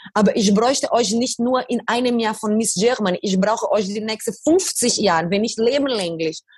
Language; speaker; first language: German; non-native, fluent; Portuguese